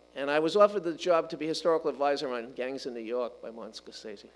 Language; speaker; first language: English; native; English